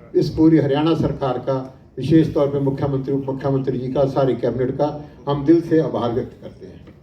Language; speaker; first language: Hindi; native; Hindi